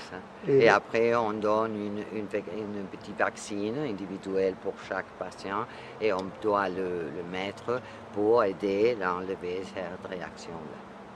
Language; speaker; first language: French; non-native, fluent; Spanish